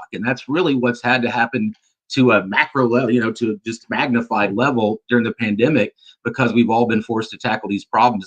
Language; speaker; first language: English; native; English